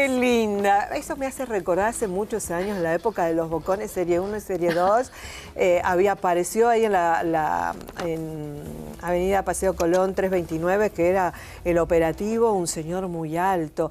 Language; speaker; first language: Spanish; native; Spanish